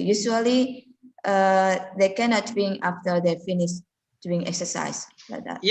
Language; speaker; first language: English; non-native, learner; Indonesian